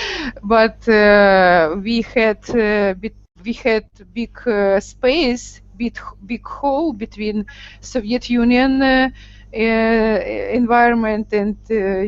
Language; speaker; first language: English; non-native, learner; Russian